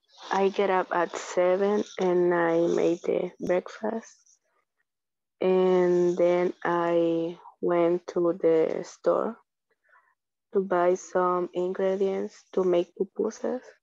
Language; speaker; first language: English; non-native, learner; Spanish